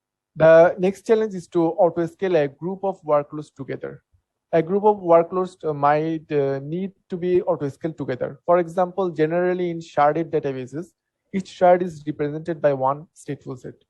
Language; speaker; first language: English; non-native, local second language; Bangla